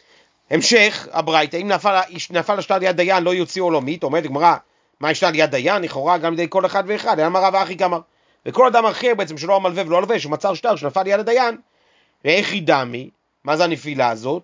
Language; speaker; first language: Hebrew; native; Hebrew